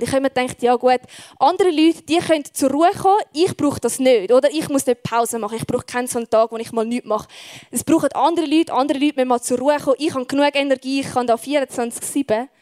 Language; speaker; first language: German; native; German